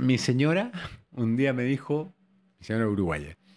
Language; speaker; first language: Spanish; native; Spanish